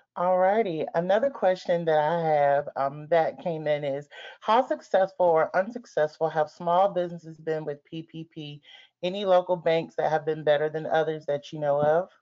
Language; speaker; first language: English; native; English